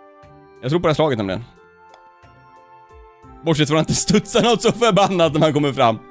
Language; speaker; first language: Swedish; native; Swedish